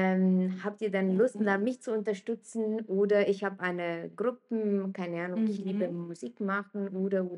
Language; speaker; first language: German; non-native, fluent; Italian